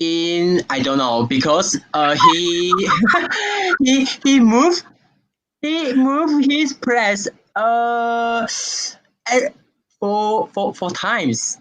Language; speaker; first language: English; non-native, learner; Chinese